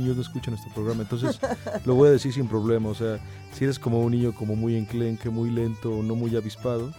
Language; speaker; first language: Spanish; native; Spanish